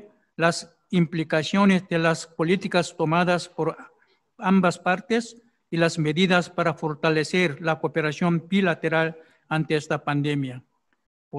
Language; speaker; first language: Spanish; non-native, fluent; Korean